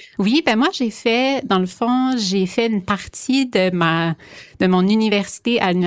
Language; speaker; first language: French; native; French